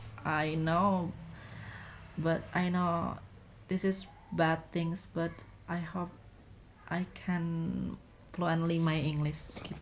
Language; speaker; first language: English; non-native, learner; Indonesian